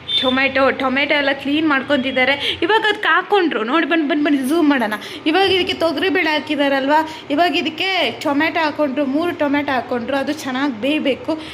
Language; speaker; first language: Kannada; non-native, local second language; Telugu